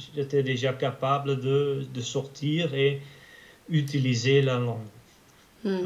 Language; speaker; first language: French; non-native, learner; Dutch